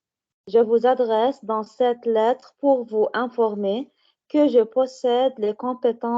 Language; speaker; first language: French; non-native, learner; Arabic